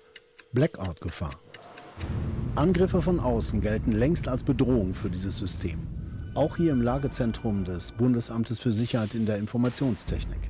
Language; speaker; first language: German; native; German